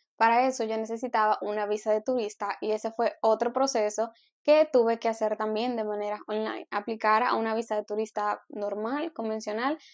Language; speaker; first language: Spanish; native; Spanish